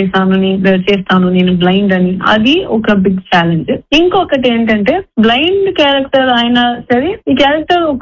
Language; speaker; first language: Telugu; non-native, fluent; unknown